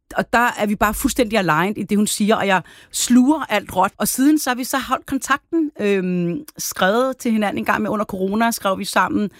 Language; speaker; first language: Danish; early bilingual, other home language; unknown